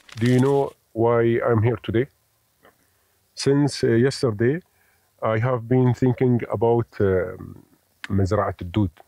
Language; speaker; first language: English; non-native, fluent; Arabic